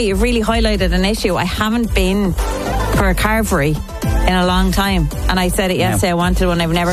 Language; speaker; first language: English; native; English